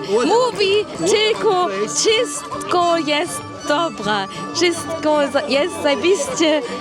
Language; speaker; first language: Polish; non-native, learner; German